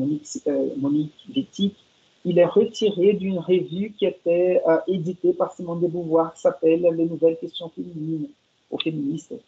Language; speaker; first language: French; non-native, fluent; Portuguese